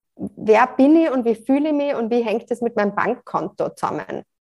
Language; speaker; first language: German; native; German